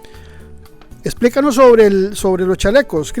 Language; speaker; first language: Spanish; native; Spanish